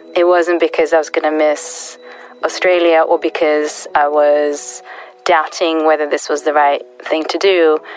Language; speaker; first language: English; early bilingual, other home language; Russian